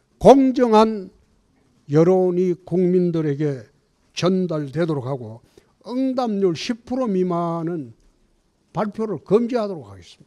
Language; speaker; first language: Korean; native; Korean